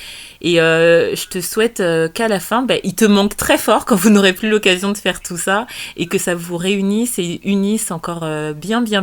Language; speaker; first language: French; native; French